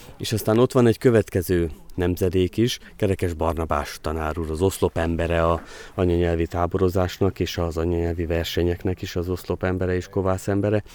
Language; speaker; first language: Hungarian; native; Hungarian